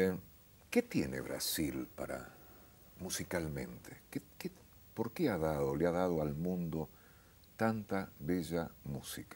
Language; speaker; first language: Spanish; native; Spanish